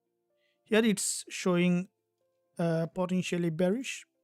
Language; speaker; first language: English; non-native, fluent; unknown